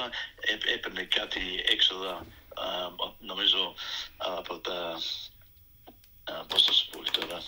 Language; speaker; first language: Greek; early bilingual, heritage; Greek